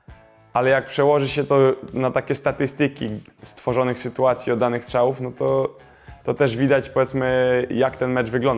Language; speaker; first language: Polish; native; Polish